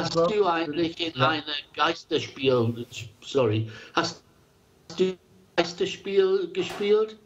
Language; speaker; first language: German; non-native, learner; English